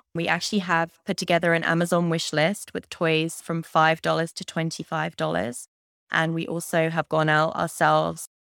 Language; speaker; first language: English; native; English